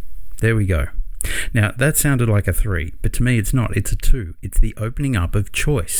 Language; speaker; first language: English; native; English